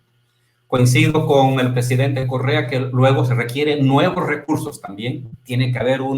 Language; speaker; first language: Spanish; native; Spanish